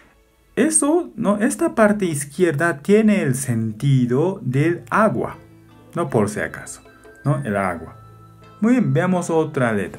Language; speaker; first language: Spanish; non-native, fluent; Japanese